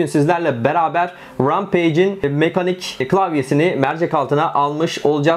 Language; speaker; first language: Turkish; native; Turkish